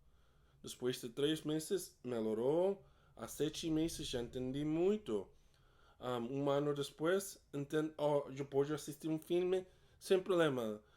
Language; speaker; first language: Portuguese; non-native, learner; English